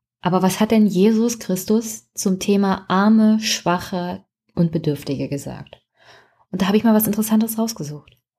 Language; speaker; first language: German; native; German